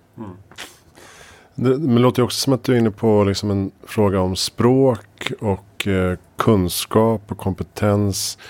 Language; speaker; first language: Swedish; native; Swedish